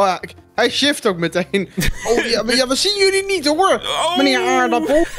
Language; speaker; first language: Dutch; native; Dutch